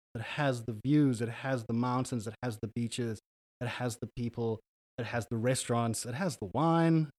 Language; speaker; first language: English; native; English